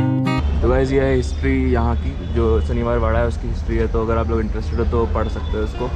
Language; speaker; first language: Hindi; native; Hindi